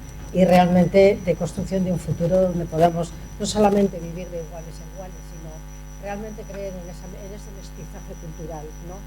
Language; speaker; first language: Spanish; native; Spanish